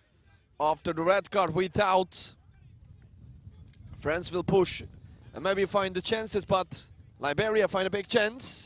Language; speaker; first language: English; non-native, fluent; Turkish